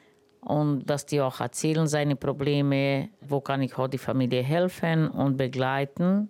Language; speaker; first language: German; non-native, learner; Romany